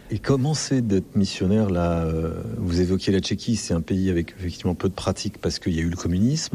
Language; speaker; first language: French; native; French